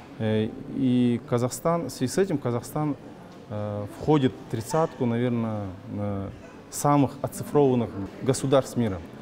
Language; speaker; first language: Russian; non-native, local second language; Kazakh